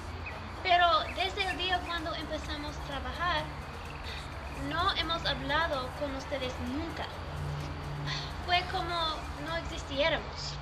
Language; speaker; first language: Spanish; non-native, learner; English